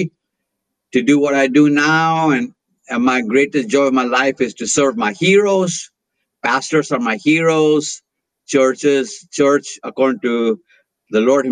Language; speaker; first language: English; non-native, local second language; Hindi